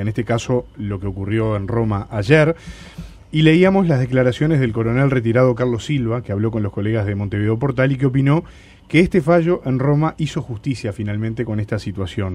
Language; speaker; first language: Spanish; native; Spanish